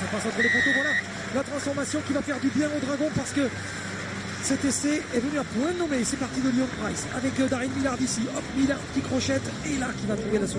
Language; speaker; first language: French; native; French